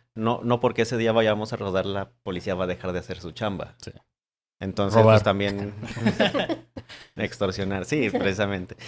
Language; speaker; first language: Spanish; native; Spanish